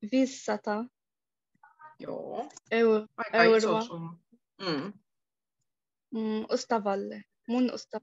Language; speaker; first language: Finnish; non-native, learner; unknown